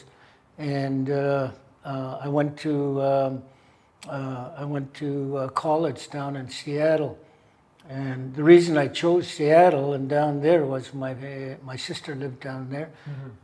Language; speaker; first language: English; native; English